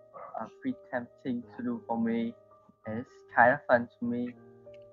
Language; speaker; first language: English; non-native, learner; Vietnamese